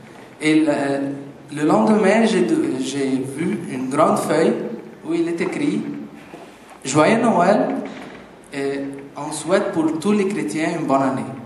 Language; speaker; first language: French; non-native, fluent; Arabic